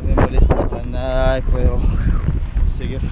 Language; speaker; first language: Portuguese; non-native, learner; Spanish